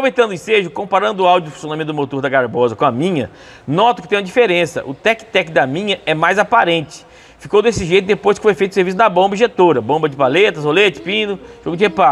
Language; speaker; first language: Portuguese; native; Portuguese